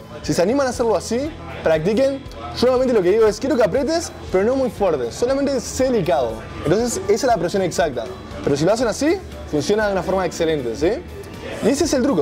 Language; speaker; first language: Spanish; native; Spanish